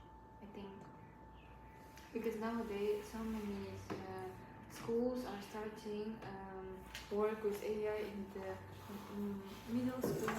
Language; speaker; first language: English; non-native, learner; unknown